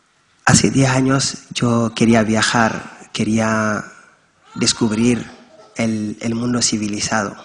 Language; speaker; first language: Spanish; non-native, fluent; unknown